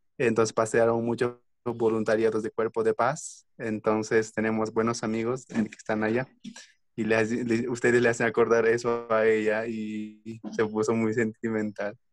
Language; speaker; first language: Spanish; native; Spanish